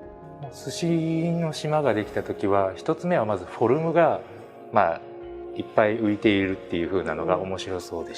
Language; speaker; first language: Japanese; native; Japanese